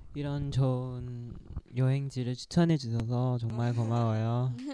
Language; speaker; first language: Korean; non-native, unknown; Chinese